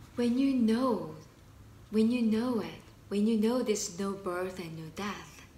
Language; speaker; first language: English; non-native, fluent; Korean